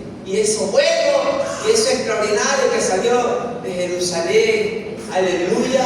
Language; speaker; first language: Spanish; native; Spanish